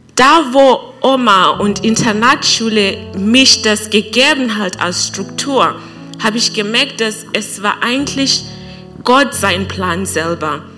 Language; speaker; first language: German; non-native, learner; English